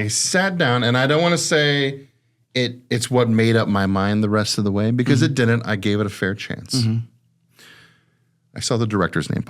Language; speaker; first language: English; native; English